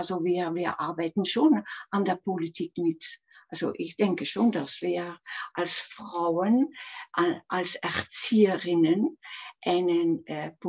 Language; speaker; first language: German; non-native, fluent; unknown